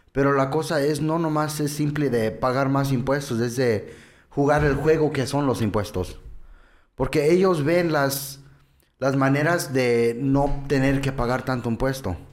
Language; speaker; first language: Spanish; early bilingual, heritage; English